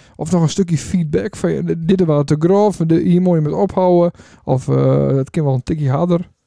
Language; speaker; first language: Dutch; native; Dutch